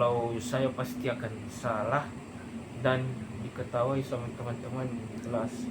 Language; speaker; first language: Indonesian; non-native, local second language; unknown